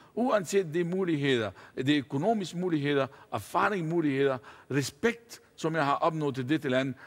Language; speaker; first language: Danish; non-native, fluent; Arabic